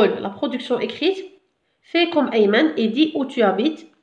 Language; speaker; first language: French; non-native, local second language; Arabic